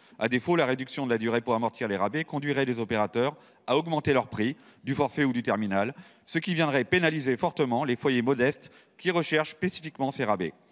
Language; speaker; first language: French; native; French